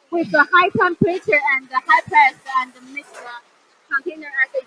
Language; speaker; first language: English; non-native, fluent; Chinese